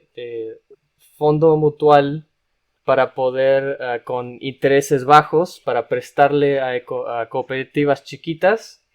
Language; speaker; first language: Spanish; non-native, fluent; English